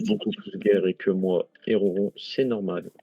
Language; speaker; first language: French; native; French